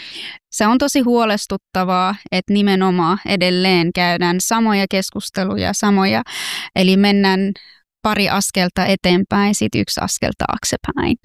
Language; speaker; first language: Finnish; early bilingual, other home language; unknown